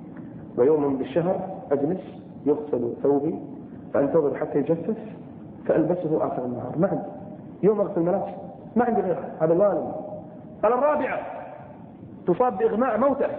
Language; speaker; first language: Arabic; native; Arabic